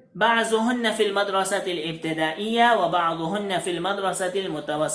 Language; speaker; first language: Arabic; non-native, fluent; Urdu